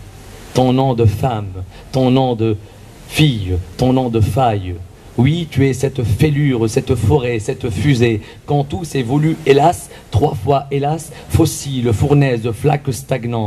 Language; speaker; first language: French; non-native, local second language; Arabic